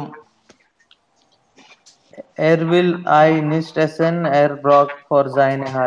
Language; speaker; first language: German; non-native, learner; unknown